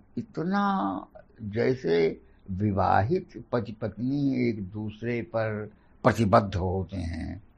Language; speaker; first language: Hindi; native; Hindi